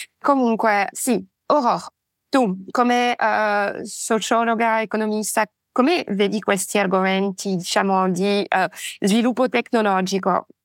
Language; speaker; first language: Italian; non-native, fluent; French